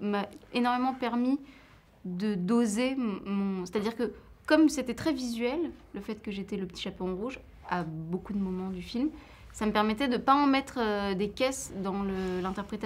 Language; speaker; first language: French; native; French